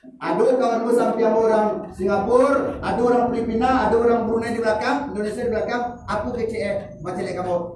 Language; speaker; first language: Indonesian; non-native, local second language; Minangkabau